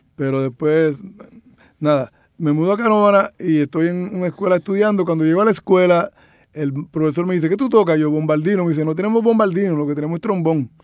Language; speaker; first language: Spanish; native; Spanish